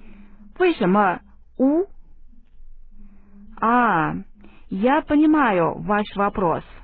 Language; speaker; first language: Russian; non-native, fluent; Chinese